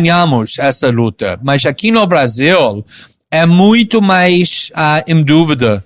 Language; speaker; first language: Portuguese; non-native, fluent; English